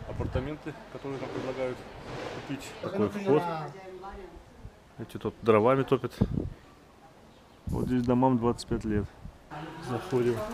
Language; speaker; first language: Russian; native; Russian